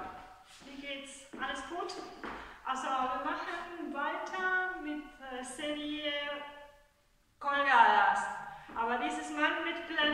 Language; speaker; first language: German; non-native, fluent; Spanish